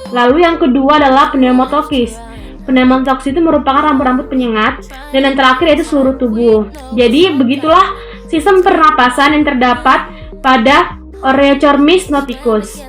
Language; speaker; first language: Indonesian; native; Indonesian